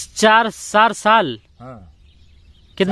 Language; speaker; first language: Hindi; native; Hindi